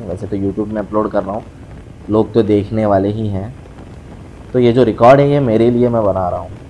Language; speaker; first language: Hindi; non-native, local second language; Urdu